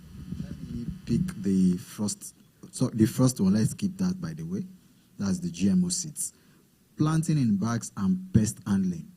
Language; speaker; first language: English; non-native, local second language; Yoruba